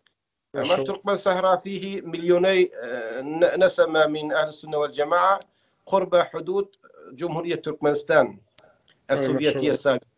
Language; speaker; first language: Arabic; non-native, fluent; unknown